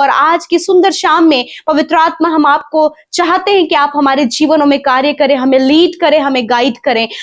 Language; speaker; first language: Hindi; native; Hindi